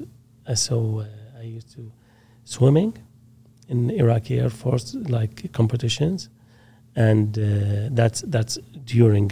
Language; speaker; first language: English; non-native, learner; Arabic